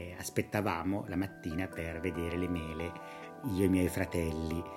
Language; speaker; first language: Italian; native; Italian